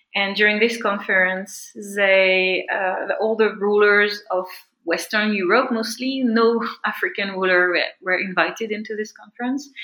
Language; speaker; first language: English; non-native, fluent; French